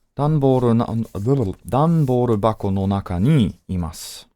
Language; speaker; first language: Japanese; non-native, learner; English